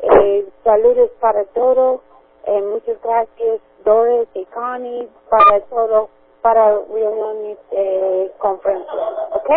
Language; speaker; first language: Spanish; non-native, learner; English